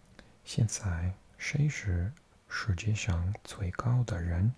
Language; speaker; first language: Chinese; non-native, learner; English